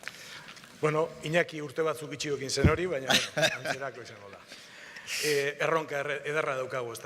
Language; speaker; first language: Basque; native; Basque